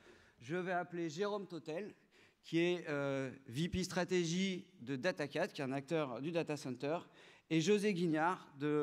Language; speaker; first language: French; native; French